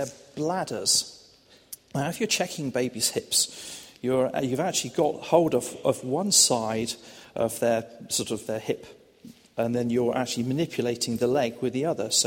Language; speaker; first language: English; native; English